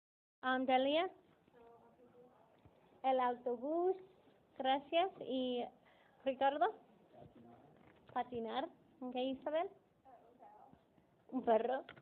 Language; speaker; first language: Spanish; non-native, fluent; English